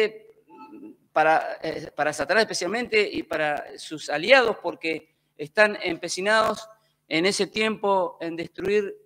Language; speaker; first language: Spanish; native; Spanish